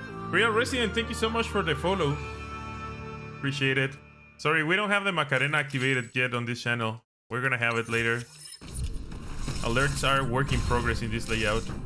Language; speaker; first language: English; non-native, fluent; Spanish